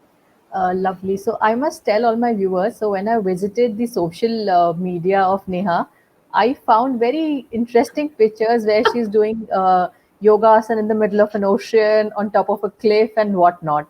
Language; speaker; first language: English; non-native, local second language; Hindi